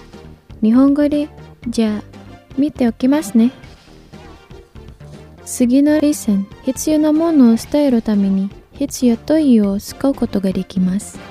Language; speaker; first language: Japanese; non-native, fluent; Indonesian